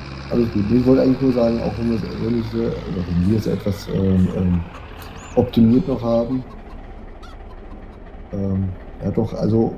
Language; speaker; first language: German; native; German